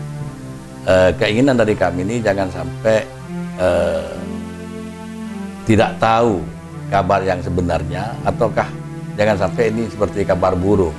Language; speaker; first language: Indonesian; non-native, local second language; Madurese